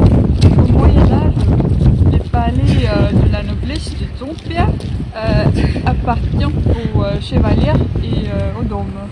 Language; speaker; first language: French; non-native, learner; Estonian